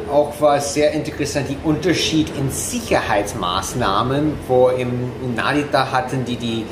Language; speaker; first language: German; non-native, fluent; English